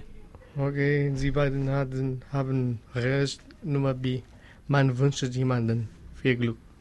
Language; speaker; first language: German; non-native, learner; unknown